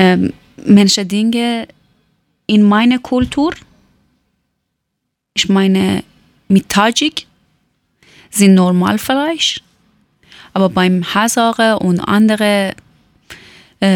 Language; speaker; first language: German; non-native, learner; Persian